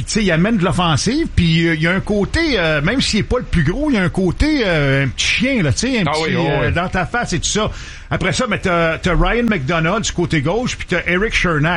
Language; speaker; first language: French; native; French